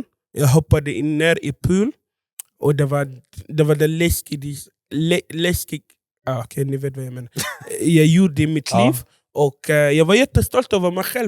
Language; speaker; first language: Swedish; non-native, fluent; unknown